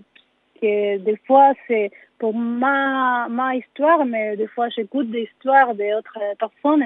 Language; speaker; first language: French; non-native, learner; Spanish